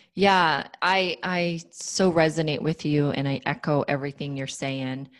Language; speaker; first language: English; non-native, local second language; Filipino